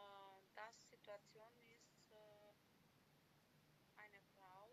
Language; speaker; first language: German; non-native, learner; Macedonian